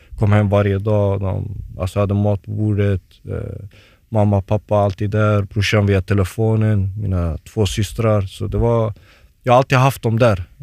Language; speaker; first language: Swedish; early bilingual, other home language; Turoyo